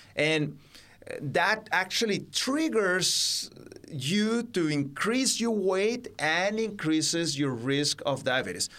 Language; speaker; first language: English; non-native, fluent; Spanish